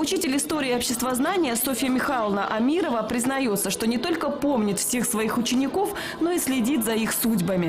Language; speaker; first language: Russian; native; Russian